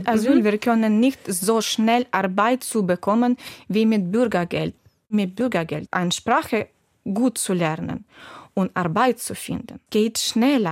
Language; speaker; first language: German; non-native, learner; Ukrainian